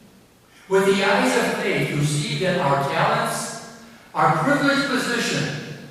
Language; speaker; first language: English; native; English